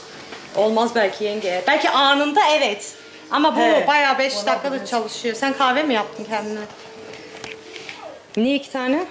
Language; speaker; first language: Turkish; native; Turkish